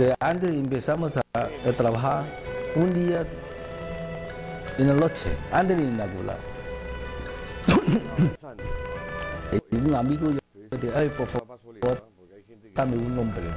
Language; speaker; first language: Spanish; non-native, learner; Cantonese